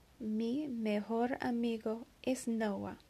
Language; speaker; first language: Spanish; non-native, learner; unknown